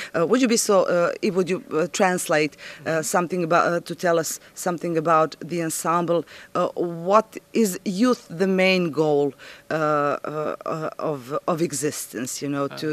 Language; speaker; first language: English; non-native, fluent; Serbian